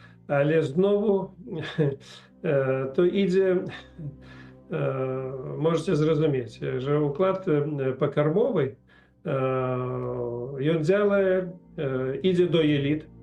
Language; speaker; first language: Polish; non-native, learner; Russian